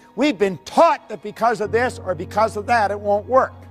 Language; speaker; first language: English; native; English